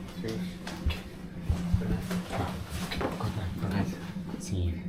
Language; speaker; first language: English; non-native, learner; Mongolian